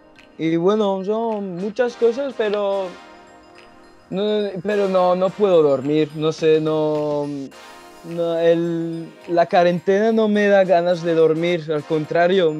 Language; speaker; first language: Spanish; non-native, learner; French